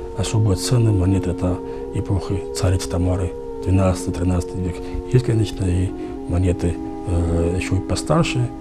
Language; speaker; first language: Russian; non-native, local second language; Georgian